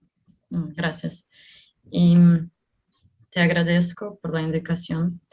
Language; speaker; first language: Spanish; non-native, learner; Portuguese